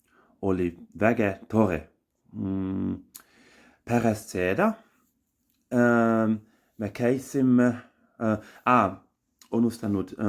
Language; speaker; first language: Estonian; non-native, learner; German